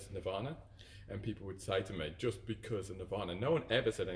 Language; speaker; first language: English; native; English